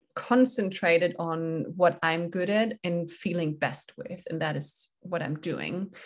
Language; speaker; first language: English; non-native, fluent; German